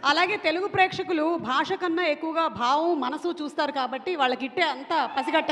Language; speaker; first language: Telugu; native; Telugu